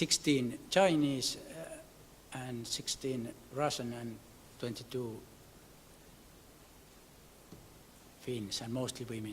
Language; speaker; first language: English; non-native, fluent; Finnish